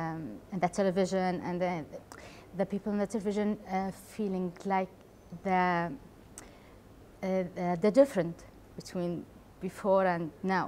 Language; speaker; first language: English; non-native, learner; Arabic